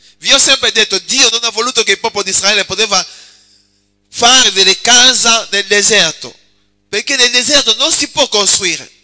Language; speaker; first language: Italian; non-native, fluent; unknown